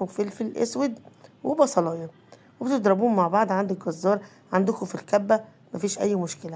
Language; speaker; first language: Arabic; native; Arabic